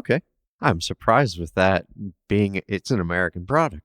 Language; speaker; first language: English; native; English